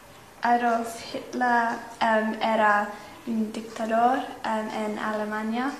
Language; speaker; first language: Spanish; non-native, learner; English